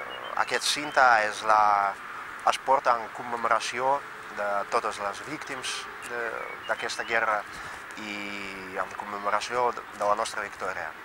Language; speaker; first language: Catalan; non-native, fluent; Russian